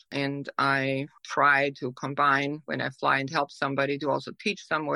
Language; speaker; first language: English; non-native, fluent; German